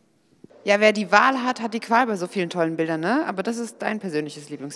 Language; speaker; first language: German; native; German